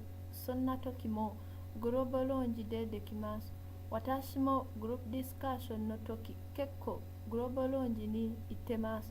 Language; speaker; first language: Japanese; non-native, learner; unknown